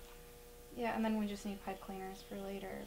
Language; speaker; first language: English; native; English